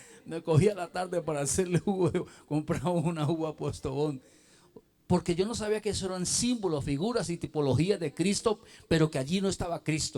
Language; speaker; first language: Spanish; native; Spanish